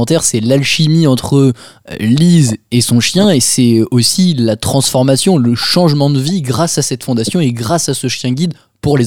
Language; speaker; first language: French; native; French